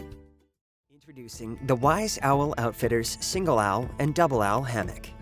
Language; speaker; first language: English; native; English